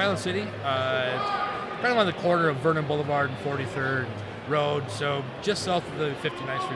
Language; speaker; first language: English; native; English